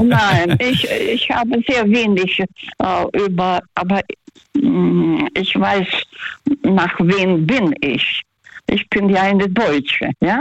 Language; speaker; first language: German; early bilingual, heritage; German